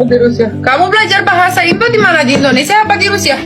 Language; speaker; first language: Indonesian; non-native, fluent; Romanian